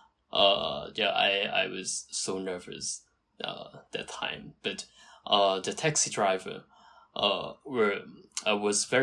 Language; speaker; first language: English; non-native, local second language; Cantonese